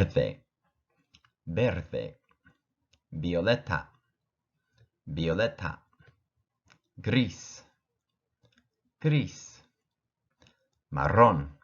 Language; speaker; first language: Spanish; non-native, fluent; English